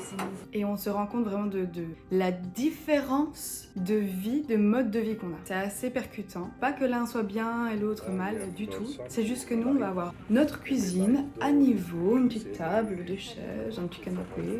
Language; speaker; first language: French; native; French